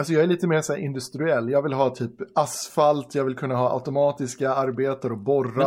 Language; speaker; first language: Swedish; native; Swedish